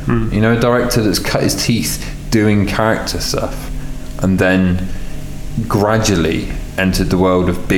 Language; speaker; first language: English; native; English